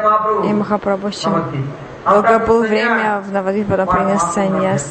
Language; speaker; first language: Russian; non-native, learner; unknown